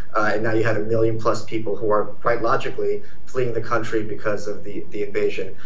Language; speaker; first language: English; early bilingual, other home language; Ukrainian